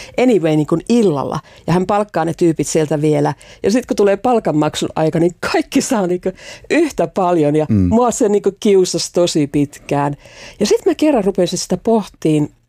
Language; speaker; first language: Finnish; native; Finnish